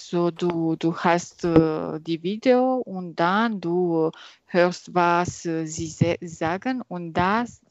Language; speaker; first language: German; non-native, learner; French